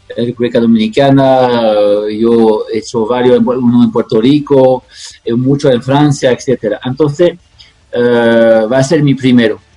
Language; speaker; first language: Spanish; non-native, fluent; French